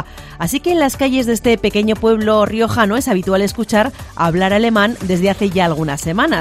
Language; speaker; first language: Spanish; native; Spanish